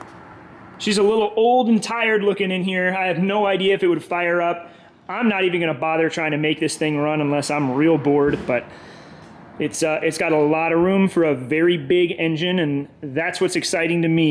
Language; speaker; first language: English; native; English